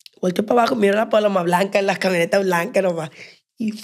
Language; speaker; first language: Spanish; native; Spanish